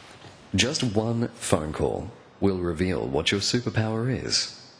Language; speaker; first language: English; native; English